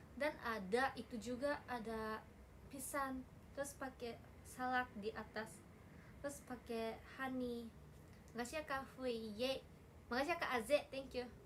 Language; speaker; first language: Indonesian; non-native, fluent; Japanese